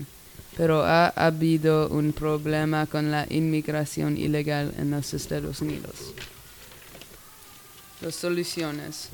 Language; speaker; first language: Spanish; non-native, learner; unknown